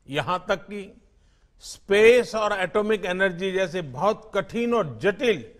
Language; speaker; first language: Hindi; non-native, local second language; Gujarati